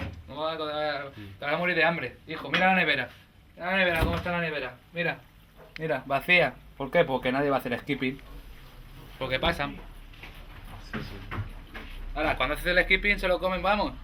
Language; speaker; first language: Spanish; native; Spanish